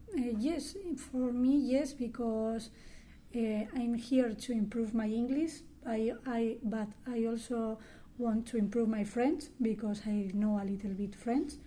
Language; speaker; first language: English; non-native, learner; Spanish